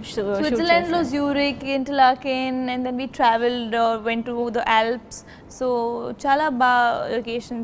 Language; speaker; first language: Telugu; non-native, learner; Punjabi